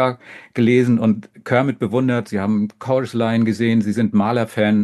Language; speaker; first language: German; native; German